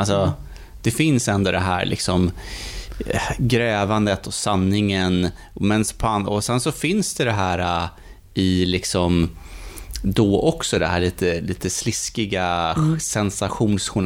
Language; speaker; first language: Swedish; native; Swedish